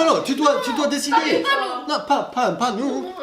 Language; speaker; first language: French; non-native, learner; English